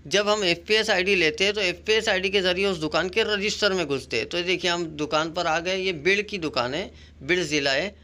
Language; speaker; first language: Hindi; non-native, local second language; Urdu